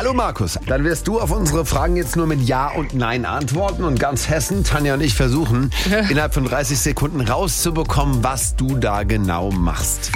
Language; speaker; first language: German; native; German